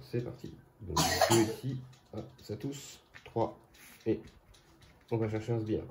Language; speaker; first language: French; native; French